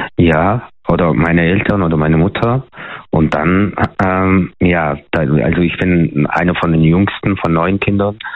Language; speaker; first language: German; non-native, fluent; Mongolian